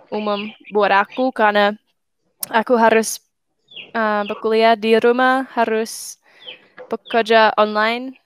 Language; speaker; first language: Indonesian; non-native, fluent; English